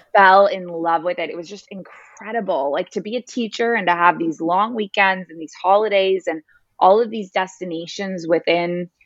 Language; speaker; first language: English; native; English